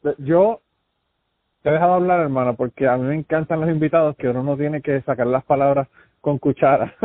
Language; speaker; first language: Spanish; native; Spanish